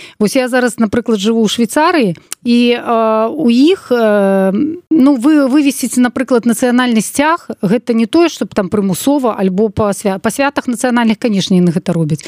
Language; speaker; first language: Belarusian; non-native, local second language; Russian